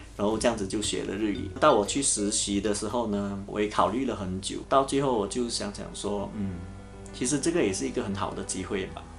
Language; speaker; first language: Chinese; native; Chinese